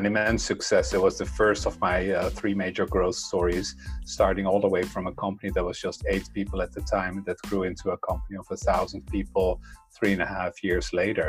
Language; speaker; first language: English; non-native, fluent; Dutch